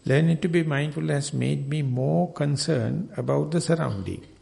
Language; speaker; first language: English; non-native, local second language; Sinhala